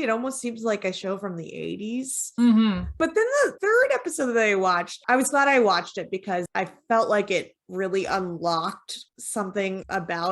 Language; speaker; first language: English; native; English